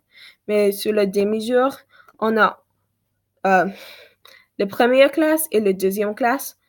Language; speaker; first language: French; non-native, learner; English